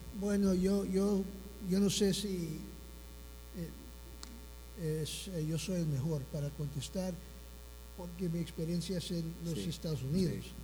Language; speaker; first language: Spanish; early bilingual, heritage; Spanish